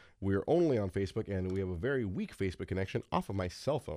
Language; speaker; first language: English; early bilingual, other home language; Spanish